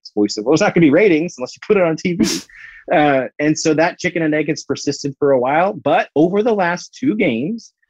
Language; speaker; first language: English; native; English